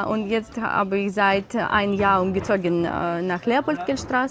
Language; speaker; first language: German; non-native, learner; Ukrainian